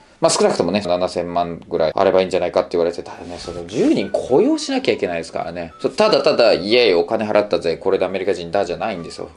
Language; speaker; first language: Japanese; native; Japanese